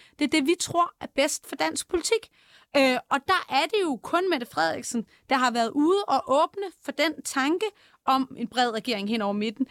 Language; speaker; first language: Danish; native; Danish